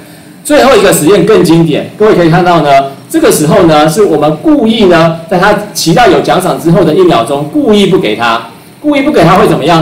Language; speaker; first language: Chinese; native; Chinese